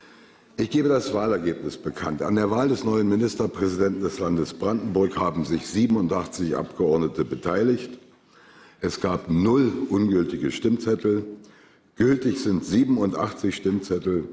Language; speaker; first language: German; native; German